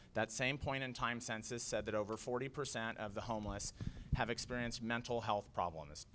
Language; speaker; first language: English; native; English